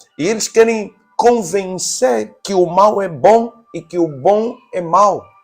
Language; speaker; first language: Portuguese; native; Portuguese